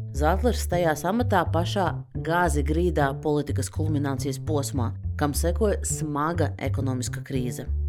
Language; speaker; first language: Latvian; native; Latvian